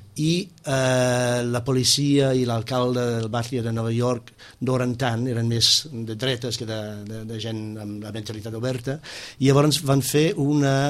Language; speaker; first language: Catalan; non-native, fluent; English